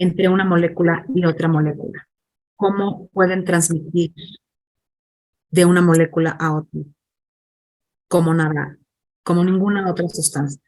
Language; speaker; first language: Spanish; non-native, fluent; English